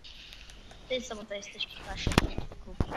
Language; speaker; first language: Swedish; non-native, learner; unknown